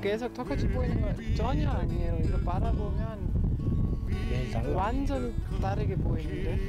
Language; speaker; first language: Korean; non-native, fluent; German